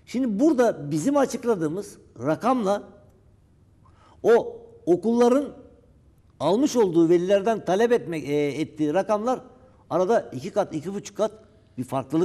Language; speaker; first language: Turkish; native; Turkish